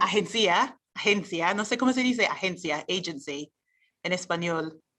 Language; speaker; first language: Spanish; non-native, fluent; English